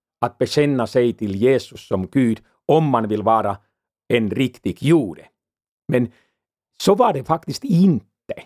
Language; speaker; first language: Swedish; non-native, fluent; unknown